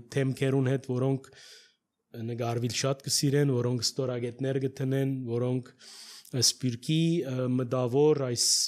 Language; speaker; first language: Armenian; early bilingual, heritage; Armenian